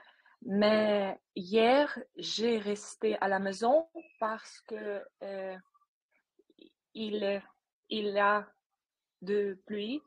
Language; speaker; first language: French; non-native, learner; Ukrainian